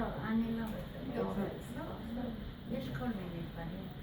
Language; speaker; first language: Hebrew; non-native, fluent; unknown